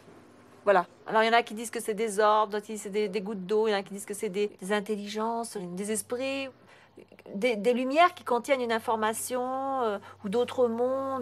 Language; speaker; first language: French; native; French